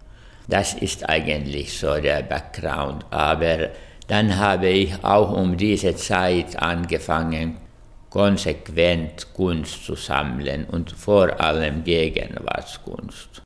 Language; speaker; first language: German; non-native, fluent; Finnish